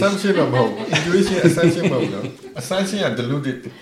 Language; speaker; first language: English; non-native, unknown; Burmese